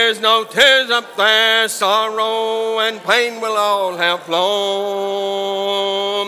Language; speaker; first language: English; native; English